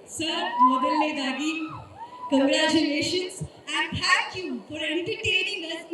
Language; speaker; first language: Kannada; native; Kannada